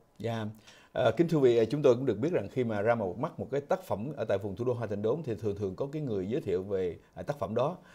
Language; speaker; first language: Vietnamese; native; Vietnamese